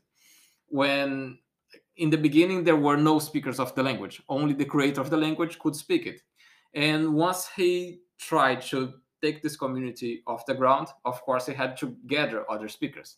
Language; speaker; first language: English; non-native, fluent; Portuguese